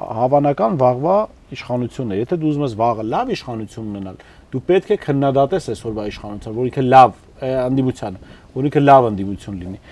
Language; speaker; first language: Armenian; native; Armenian